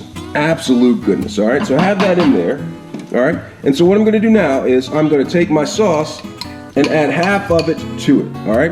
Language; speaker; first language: English; native; English